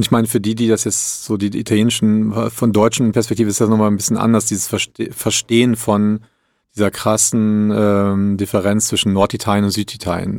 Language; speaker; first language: German; early bilingual, other home language; Italian